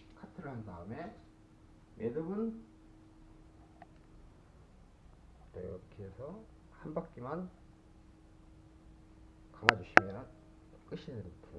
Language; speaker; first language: Korean; native; Korean